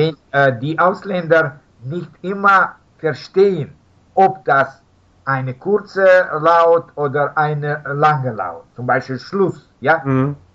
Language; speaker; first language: German; non-native, fluent; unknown